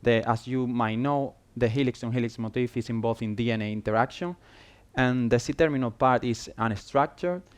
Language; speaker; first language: English; non-native, fluent; Spanish